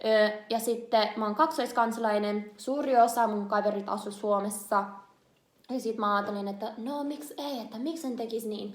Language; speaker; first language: Finnish; non-native, learner; English